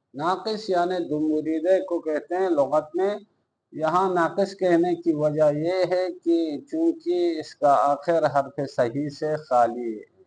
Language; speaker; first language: Urdu; non-native, local second language; Balti